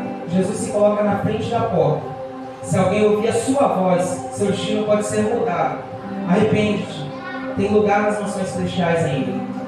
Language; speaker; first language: Portuguese; native; Portuguese